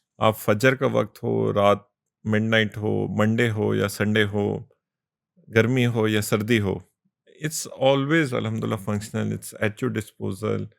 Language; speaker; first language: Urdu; native; Urdu